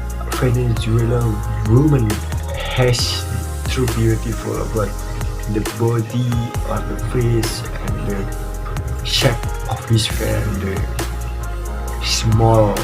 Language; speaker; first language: English; non-native, learner; Indonesian